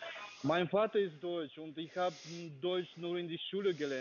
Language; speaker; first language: German; non-native, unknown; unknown